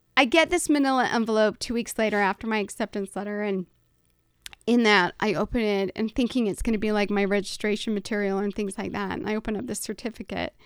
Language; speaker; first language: English; native; English